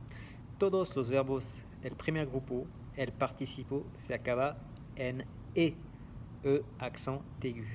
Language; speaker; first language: Spanish; non-native, fluent; French